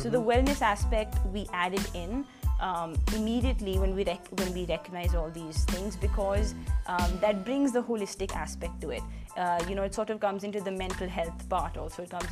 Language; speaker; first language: English; non-native, local second language; Punjabi